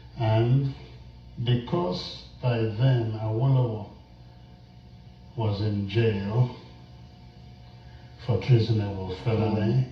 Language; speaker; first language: English; non-native, local second language; Igbo